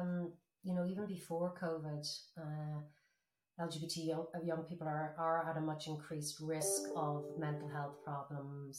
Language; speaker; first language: English; native; English